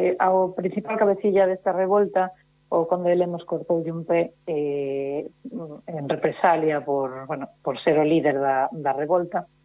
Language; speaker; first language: Galician; native; Galician